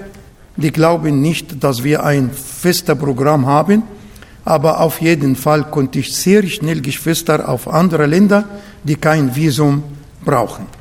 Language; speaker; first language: German; non-native, learner; Arabic